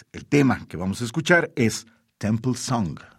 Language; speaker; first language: Spanish; native; Spanish